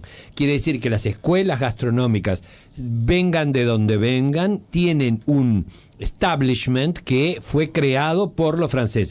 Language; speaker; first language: Spanish; native; Spanish